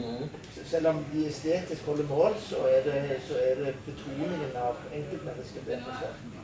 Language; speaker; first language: Norwegian; native; Norwegian